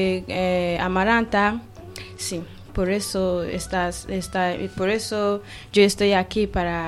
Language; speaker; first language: Spanish; non-native, learner; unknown